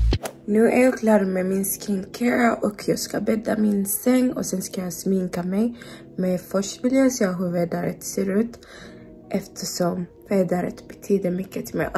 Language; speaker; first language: Swedish; non-native, fluent; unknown